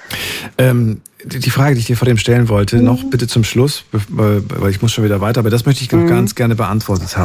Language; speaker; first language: German; native; German